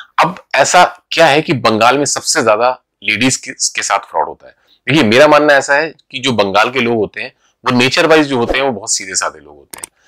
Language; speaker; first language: Hindi; native; Hindi